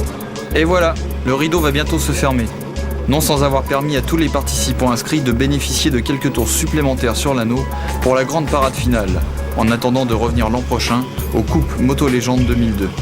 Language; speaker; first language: French; native; French